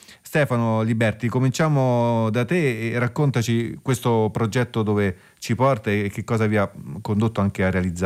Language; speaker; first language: Italian; native; Italian